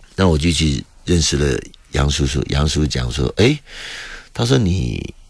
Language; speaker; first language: Chinese; native; Chinese